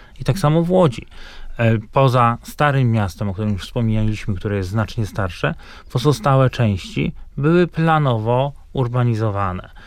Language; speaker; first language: Polish; native; Polish